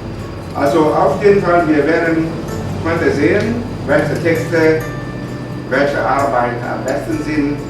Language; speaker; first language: German; non-native, learner; Lao